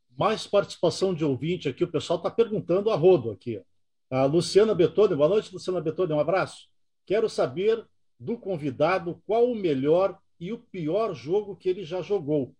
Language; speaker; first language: Portuguese; native; Portuguese